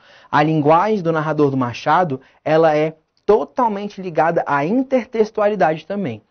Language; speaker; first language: Portuguese; native; Portuguese